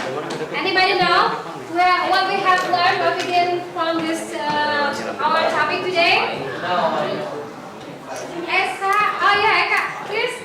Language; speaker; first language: English; non-native, learner; Indonesian